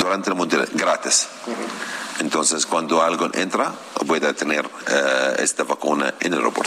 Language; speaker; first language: Spanish; non-native, learner; Arabic